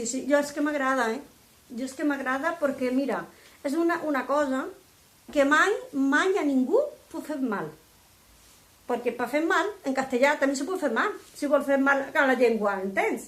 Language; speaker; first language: Catalan; non-native, local second language; Spanish